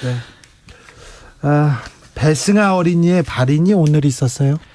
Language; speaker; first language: Korean; native; Korean